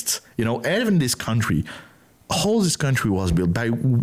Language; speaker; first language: English; non-native, learner; French